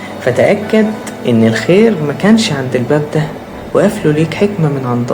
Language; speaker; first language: Arabic; native; Arabic